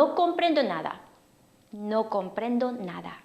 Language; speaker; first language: Spanish; non-native, fluent; Korean